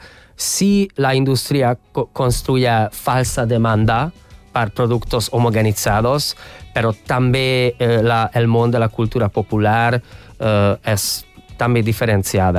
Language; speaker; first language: Catalan; non-native, fluent; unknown